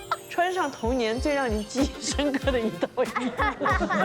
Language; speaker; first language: Chinese; native; Chinese